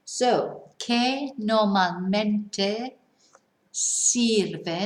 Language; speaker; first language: Spanish; non-native, fluent; English